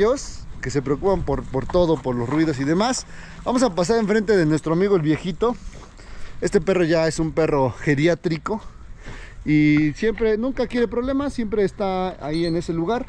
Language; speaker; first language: Spanish; native; Spanish